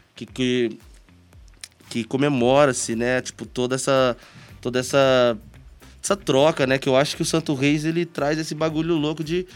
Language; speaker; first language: Portuguese; native; Portuguese